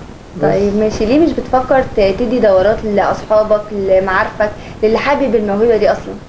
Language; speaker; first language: Arabic; native; Arabic